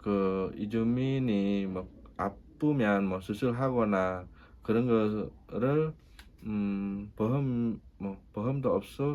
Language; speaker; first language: Korean; non-native, learner; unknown